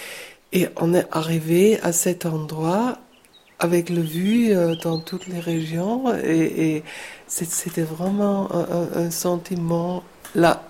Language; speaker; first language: French; non-native, fluent; German